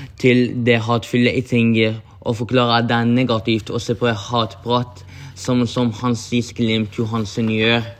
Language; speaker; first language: Norwegian; non-native, local second language; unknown